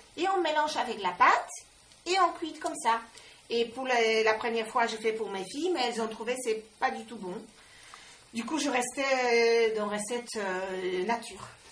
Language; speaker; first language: French; non-native, fluent; Polish